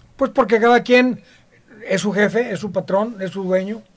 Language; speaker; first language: Spanish; native; Spanish